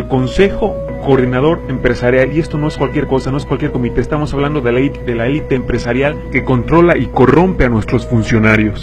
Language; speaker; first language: Spanish; native; Spanish